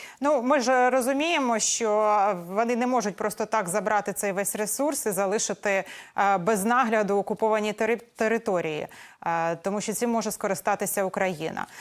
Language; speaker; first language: Ukrainian; native; Ukrainian